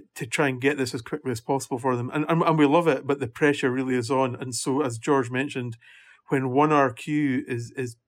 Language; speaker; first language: English; native; English